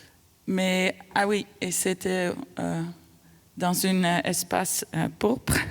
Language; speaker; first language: French; non-native, fluent; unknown